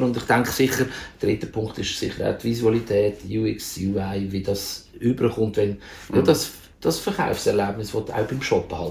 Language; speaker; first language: German; native; German